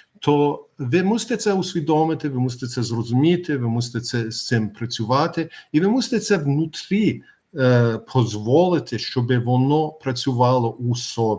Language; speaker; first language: Ukrainian; early bilingual, heritage; Ukrainian